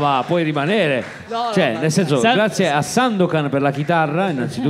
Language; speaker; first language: Italian; native; Italian